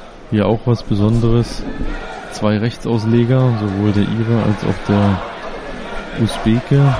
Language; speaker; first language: German; native; German